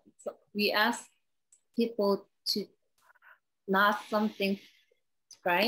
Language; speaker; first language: English; non-native, learner; Korean